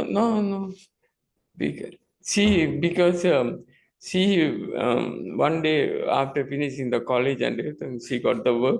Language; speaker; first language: English; non-native, local second language; Tamil